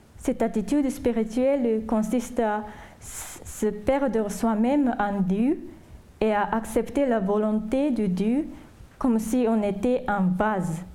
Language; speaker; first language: French; non-native, fluent; Japanese